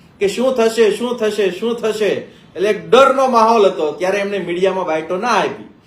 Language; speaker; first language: Gujarati; native; Gujarati